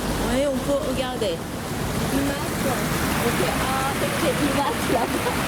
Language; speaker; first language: French; non-native, learner; Korean